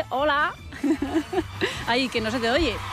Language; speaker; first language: Spanish; native; Spanish